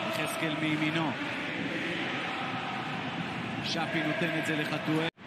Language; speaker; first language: Hebrew; native; Hebrew